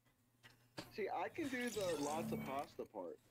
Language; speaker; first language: English; native; English